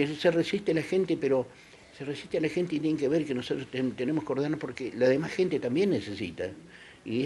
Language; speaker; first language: Spanish; native; Spanish